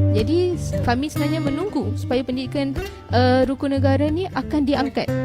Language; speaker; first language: Malay; native; Malay